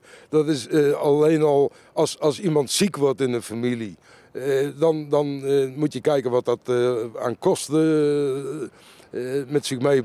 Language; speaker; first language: Dutch; native; Dutch